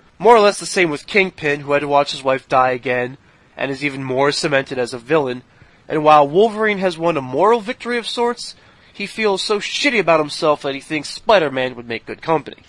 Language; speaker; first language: English; native; English